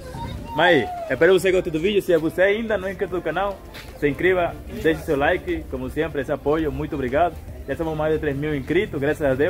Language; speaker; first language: Portuguese; non-native, fluent; Spanish